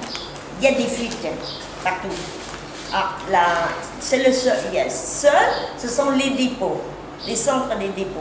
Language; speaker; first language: French; non-native, fluent; Vietnamese